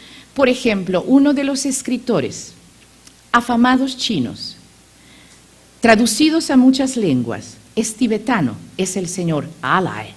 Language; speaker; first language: Spanish; non-native, fluent; Macedonian